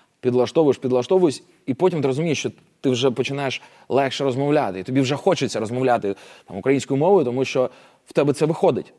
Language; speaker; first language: Ukrainian; non-native, local second language; Russian